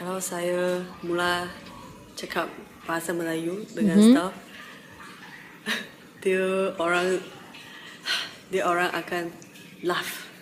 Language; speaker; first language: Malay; non-native, local second language; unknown